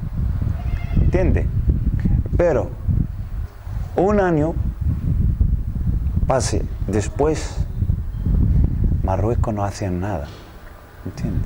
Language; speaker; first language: Spanish; non-native, fluent; Arabic